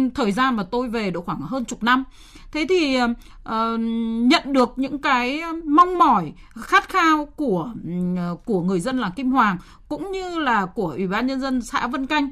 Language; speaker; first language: Vietnamese; native; Vietnamese